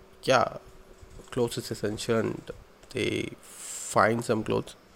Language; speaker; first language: English; non-native, local second language; Tamil